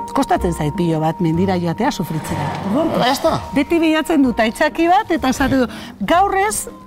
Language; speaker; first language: Basque; non-native, local second language; Spanish